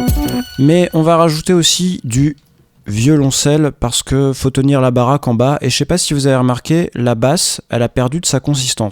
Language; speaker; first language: French; native; French